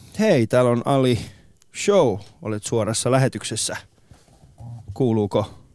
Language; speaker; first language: Finnish; early bilingual, other home language; Persian